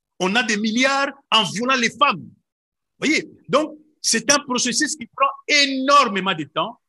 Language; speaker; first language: French; non-native, local second language; Lingala